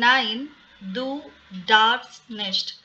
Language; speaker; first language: German; non-native, fluent; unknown